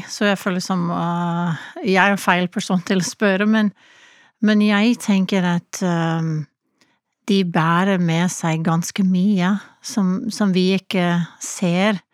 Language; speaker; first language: Norwegian; non-native, fluent; English